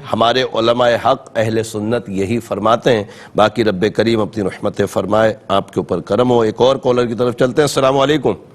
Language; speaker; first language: Urdu; native; Urdu